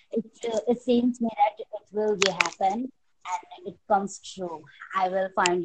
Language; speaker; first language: English; non-native, local second language; Hindi